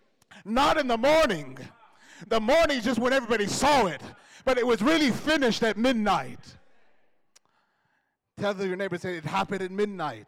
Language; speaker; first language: English; native; English